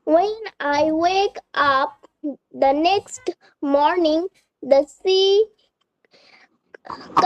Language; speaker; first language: English; non-native, learner; Bangla